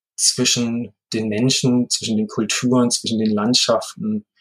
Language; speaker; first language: German; native; German